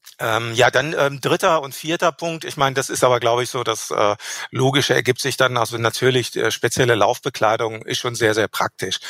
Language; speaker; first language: German; native; German